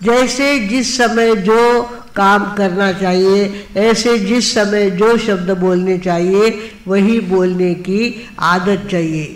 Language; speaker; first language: Hindi; non-native, local second language; Marathi